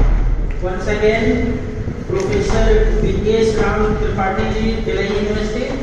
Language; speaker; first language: English; non-native, local second language; Hindi